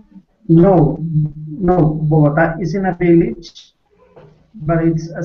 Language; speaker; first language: English; non-native, learner; Spanish